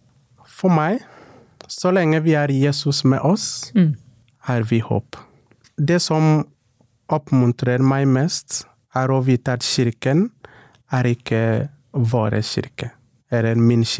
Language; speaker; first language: Norwegian; non-native, local second language; Swahili